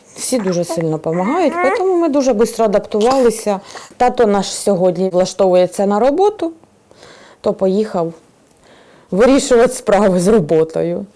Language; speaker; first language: Ukrainian; non-native, local second language; Russian